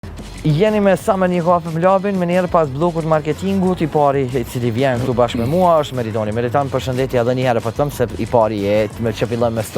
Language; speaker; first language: Albanian; native; Albanian